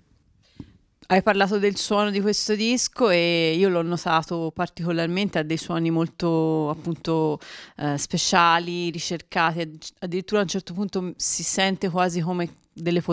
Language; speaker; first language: Italian; native; Italian